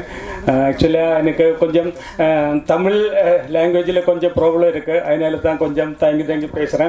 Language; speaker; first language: Tamil; non-native, local second language; Malayalam